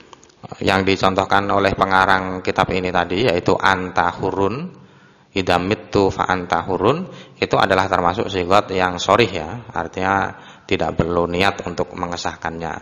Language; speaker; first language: Indonesian; native; Indonesian